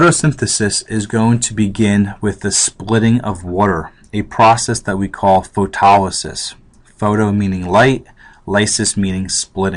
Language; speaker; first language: English; native; English